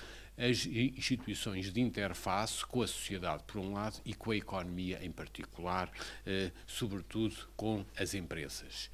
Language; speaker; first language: Portuguese; native; Portuguese